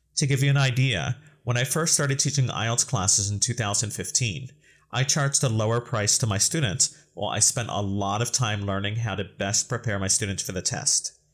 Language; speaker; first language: English; native; English